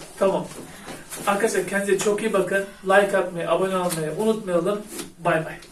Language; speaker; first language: Turkish; native; Turkish